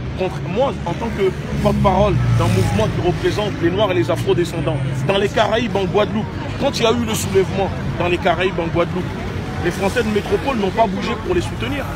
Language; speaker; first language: French; native; French